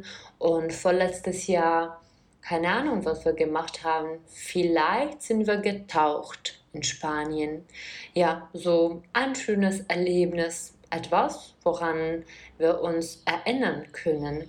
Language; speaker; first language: German; non-native, fluent; Czech